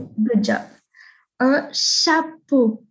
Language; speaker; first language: French; non-native, fluent; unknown